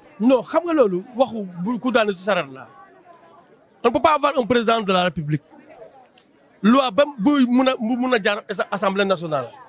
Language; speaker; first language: Wolof; non-native, local second language; Serer